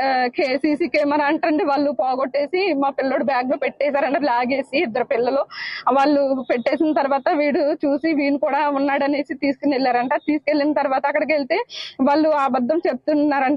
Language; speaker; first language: Telugu; native; Telugu